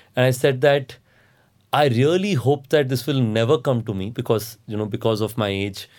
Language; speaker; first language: English; non-native, local second language; Hindi